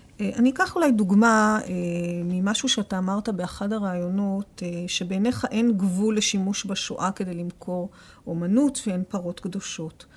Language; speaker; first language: Hebrew; native; Hebrew